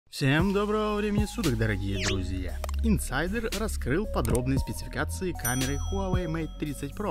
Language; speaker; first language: Russian; native; Russian